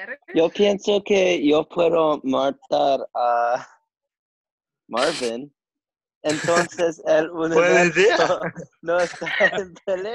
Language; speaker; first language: Spanish; non-native, learner; English